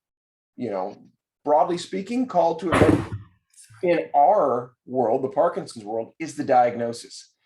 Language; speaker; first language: English; native; English